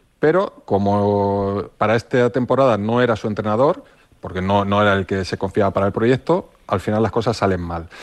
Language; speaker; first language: Spanish; native; Spanish